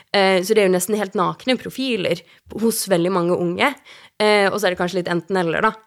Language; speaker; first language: Norwegian; native; Norwegian